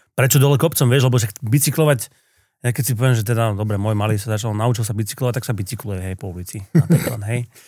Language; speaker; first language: Slovak; native; Slovak